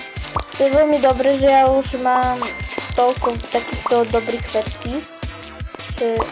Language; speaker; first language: Slovak; non-native, learner; Ukrainian